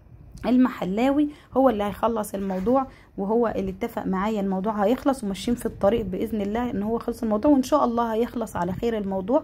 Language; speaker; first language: Arabic; native; Arabic